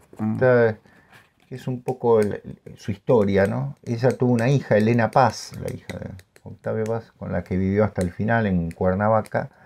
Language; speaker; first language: Spanish; native; Spanish